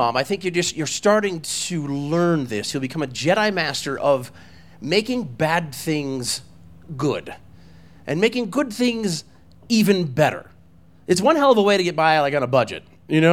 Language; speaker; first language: English; native; English